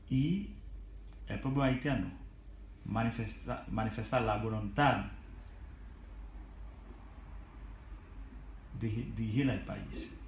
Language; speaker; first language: Spanish; non-native, learner; Haitian Creole